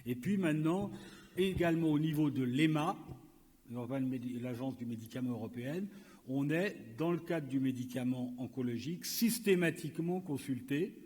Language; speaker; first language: French; native; French